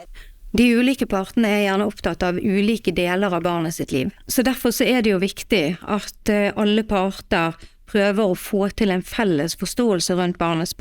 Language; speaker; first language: Norwegian; native; Norwegian